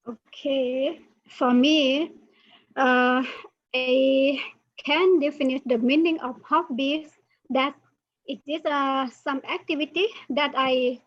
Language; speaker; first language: English; non-native, learner; Thai